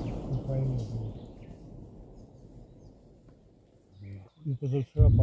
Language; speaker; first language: Russian; native; Russian